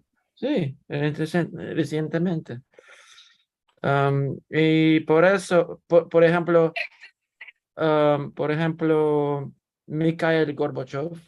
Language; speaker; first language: Spanish; non-native, learner; Russian